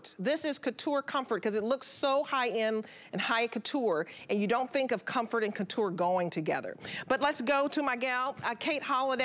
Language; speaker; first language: English; native; English